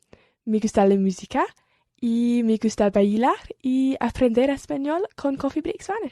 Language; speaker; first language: Spanish; non-native, learner; English